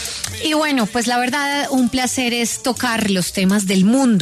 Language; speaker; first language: Spanish; native; Spanish